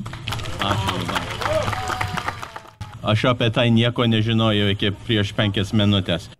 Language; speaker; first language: Lithuanian; early bilingual, heritage; Lithuanian